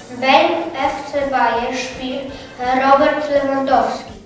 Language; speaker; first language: German; non-native, learner; Polish